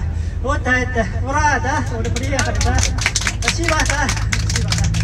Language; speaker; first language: Russian; non-native, learner; Chinese